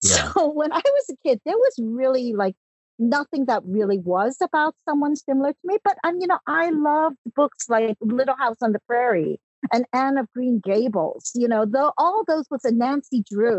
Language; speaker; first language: English; early bilingual, other home language; Cantonese